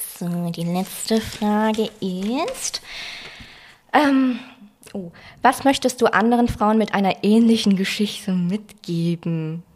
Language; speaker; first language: German; native; German